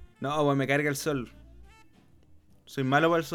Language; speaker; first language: Spanish; native; Spanish